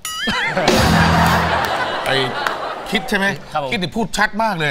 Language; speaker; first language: Thai; native; Thai